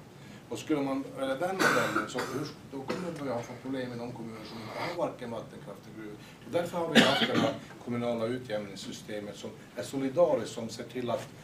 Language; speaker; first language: Swedish; native; Swedish